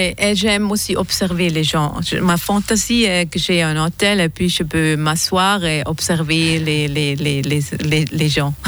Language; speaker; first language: French; non-native, fluent; German